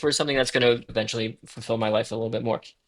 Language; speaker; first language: English; native; English